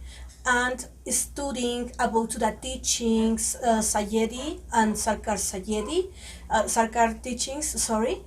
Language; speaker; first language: English; non-native, learner; Spanish